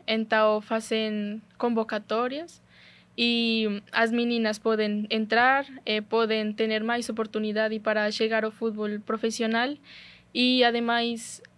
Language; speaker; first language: Portuguese; non-native, learner; Spanish